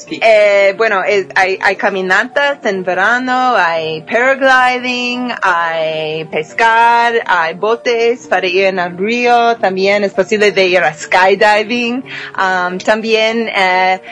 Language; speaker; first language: Spanish; non-native, fluent; English